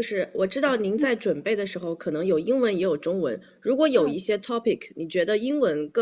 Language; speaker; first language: Chinese; native; Chinese